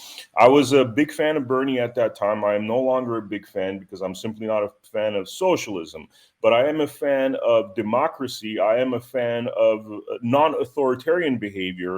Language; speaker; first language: English; native; English